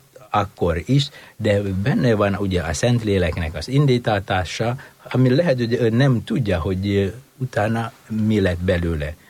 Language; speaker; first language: Hungarian; non-native, fluent; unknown